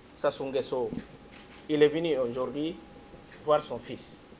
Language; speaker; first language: French; non-native, fluent; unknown